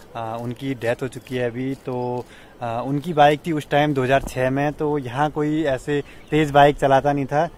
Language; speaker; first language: Hindi; native; Hindi